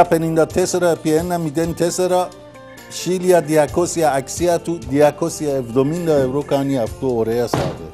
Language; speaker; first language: Greek; non-native, learner; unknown